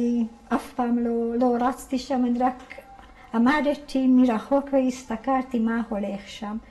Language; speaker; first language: Hebrew; non-native, fluent; Hungarian